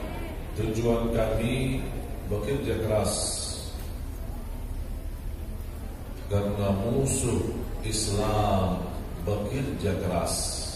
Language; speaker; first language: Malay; non-native, fluent; Arabic